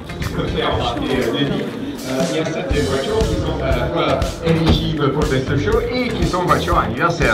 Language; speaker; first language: French; native; French